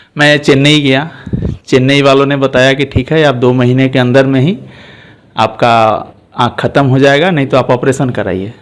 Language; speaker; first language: Hindi; non-native, local second language; Assamese